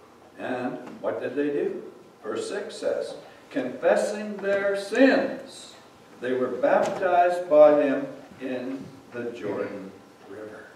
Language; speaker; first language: English; native; English